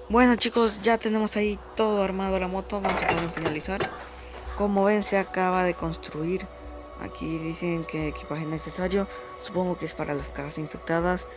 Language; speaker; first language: Spanish; native; Spanish